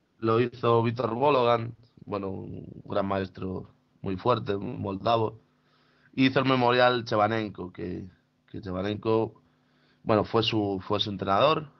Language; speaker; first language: Spanish; native; Spanish